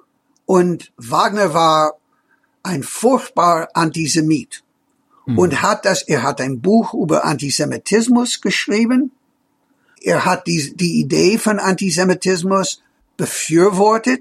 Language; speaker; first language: German; non-native, fluent; English